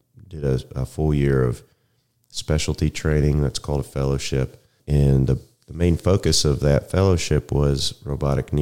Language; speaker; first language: English; native; English